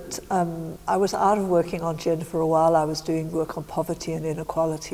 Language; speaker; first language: English; native; English